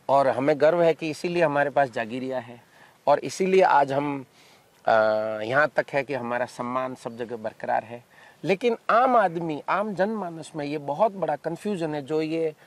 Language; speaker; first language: Hindi; native; Hindi